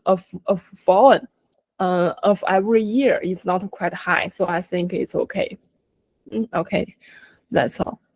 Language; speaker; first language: English; non-native, learner; Chinese